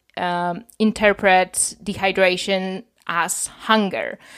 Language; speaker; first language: English; non-native, fluent; Polish